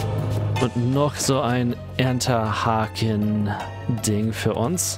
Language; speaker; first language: German; non-native, fluent; English